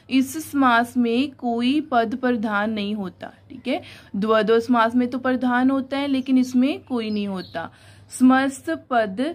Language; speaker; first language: Hindi; non-native, local second language; Punjabi